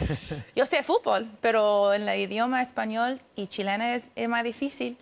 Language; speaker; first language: Spanish; early bilingual, heritage; English